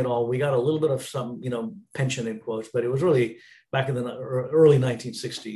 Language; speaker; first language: English; non-native, local second language; Tamil